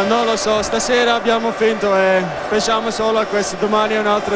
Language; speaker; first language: Italian; non-native, learner; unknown